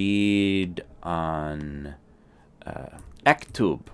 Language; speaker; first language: Arabic; non-native, fluent; English